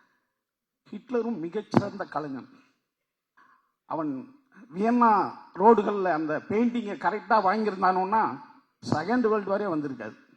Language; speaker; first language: Tamil; native; Tamil